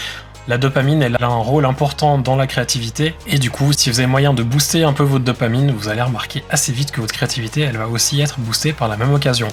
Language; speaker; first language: French; native; French